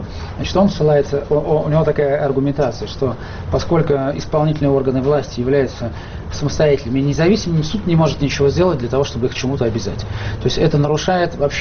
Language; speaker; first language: Russian; native; Russian